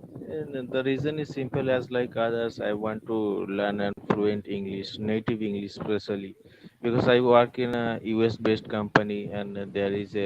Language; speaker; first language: English; non-native, fluent; Bangla